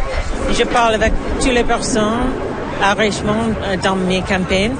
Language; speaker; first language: French; non-native, learner; English